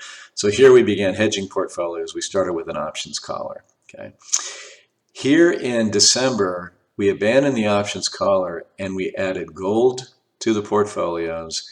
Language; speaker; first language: English; native; English